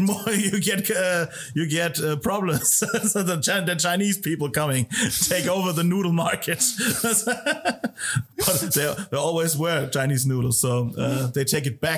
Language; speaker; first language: English; non-native, fluent; German